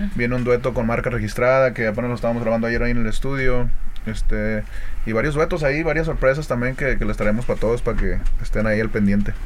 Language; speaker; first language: Spanish; native; Spanish